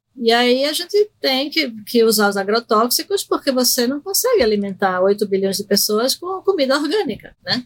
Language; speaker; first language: Portuguese; early bilingual, other home language; Spanish